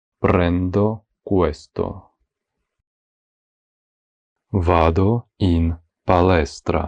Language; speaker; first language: Italian; non-native, fluent; Ukrainian